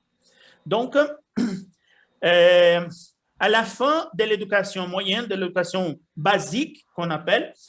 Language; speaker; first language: French; non-native, fluent; Portuguese